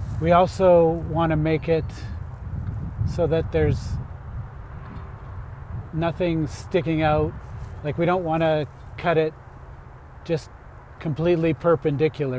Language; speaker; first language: English; native; English